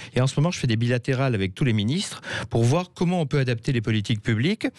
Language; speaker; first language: French; native; French